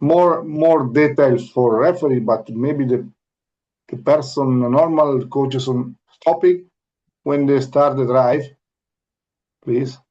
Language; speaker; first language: English; non-native, learner; Italian